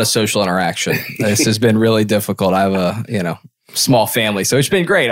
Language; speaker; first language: English; native; English